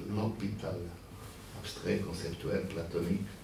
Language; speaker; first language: French; non-native, fluent; Portuguese